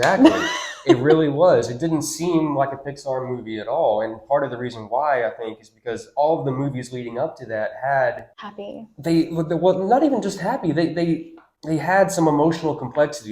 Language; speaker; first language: English; native; English